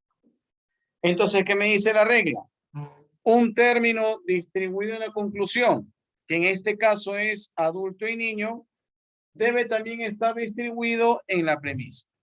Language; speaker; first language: Spanish; native; Spanish